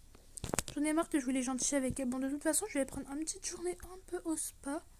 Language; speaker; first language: French; native; French